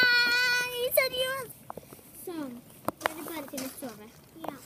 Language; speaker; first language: Norwegian; native; Norwegian